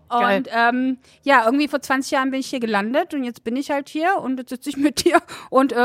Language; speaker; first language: German; early bilingual, other home language; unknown